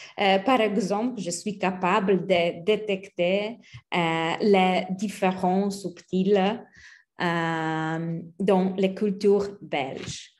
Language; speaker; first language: French; non-native, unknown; Polish